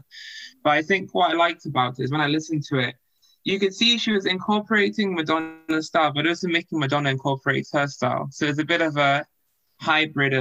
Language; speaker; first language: English; non-native, local second language; Yoruba